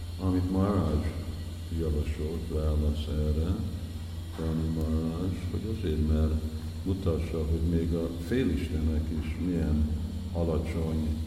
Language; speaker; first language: Hungarian; early bilingual, heritage; Hungarian